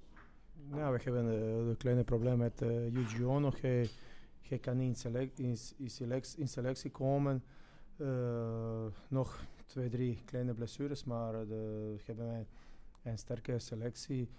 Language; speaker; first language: Dutch; non-native, fluent; Croatian